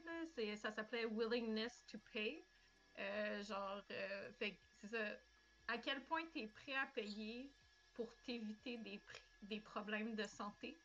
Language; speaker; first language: French; native; French